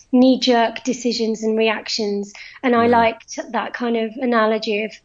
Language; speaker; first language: English; native; English